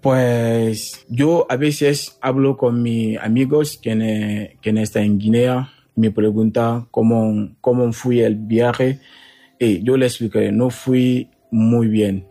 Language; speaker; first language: Spanish; non-native, learner; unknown